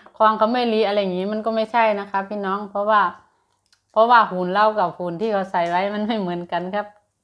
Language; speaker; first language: Thai; native; Thai